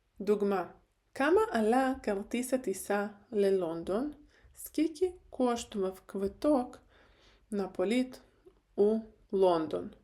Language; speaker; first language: Hebrew; non-native, fluent; Ukrainian